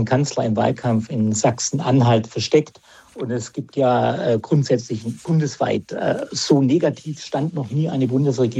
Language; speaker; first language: German; native; German